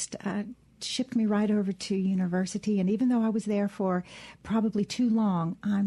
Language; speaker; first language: English; native; English